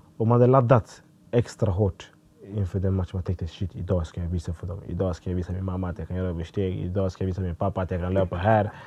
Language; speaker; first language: Swedish; early bilingual, other home language; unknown